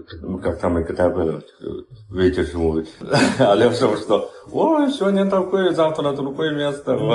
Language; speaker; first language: Russian; non-native, learner; Chinese